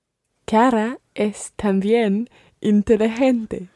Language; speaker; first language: Spanish; non-native, learner; English